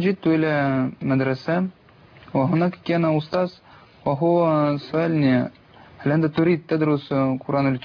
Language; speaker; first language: Arabic; non-native, learner; Russian